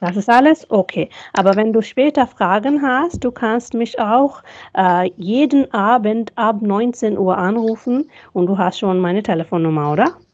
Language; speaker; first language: German; non-native, fluent; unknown